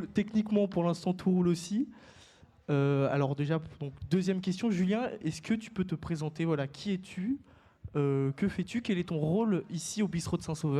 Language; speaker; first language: French; native; French